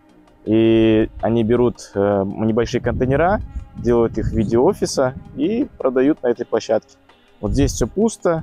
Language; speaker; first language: Russian; native; Russian